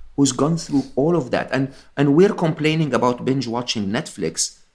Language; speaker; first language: English; non-native, fluent; Arabic